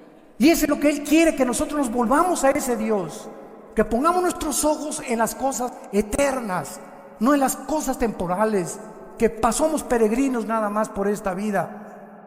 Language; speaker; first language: Spanish; native; Spanish